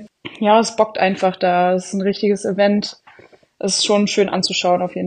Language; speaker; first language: German; native; German